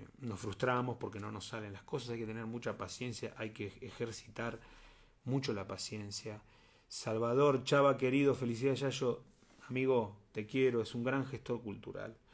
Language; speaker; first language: Spanish; native; Spanish